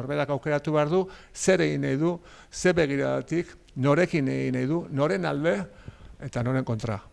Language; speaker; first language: Basque; native; Basque